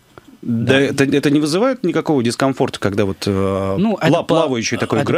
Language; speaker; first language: Russian; native; Russian